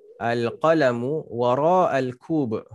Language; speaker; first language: Arabic; non-native, fluent; Malay